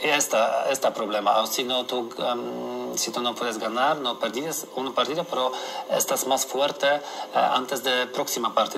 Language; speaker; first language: Spanish; non-native, learner; Polish